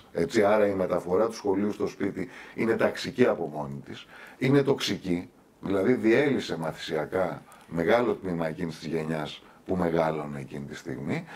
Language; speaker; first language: Greek; native; Greek